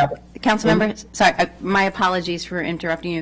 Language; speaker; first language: English; native; English